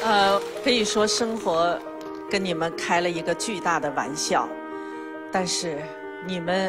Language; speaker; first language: Chinese; native; Chinese